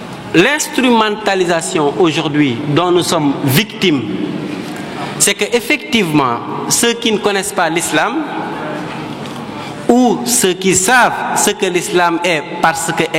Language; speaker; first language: French; non-native, local second language; Wolof